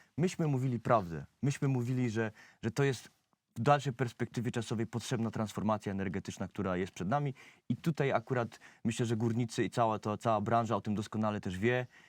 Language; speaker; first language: Polish; native; Polish